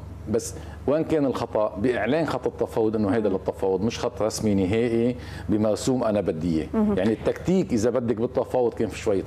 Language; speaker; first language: Arabic; native; Arabic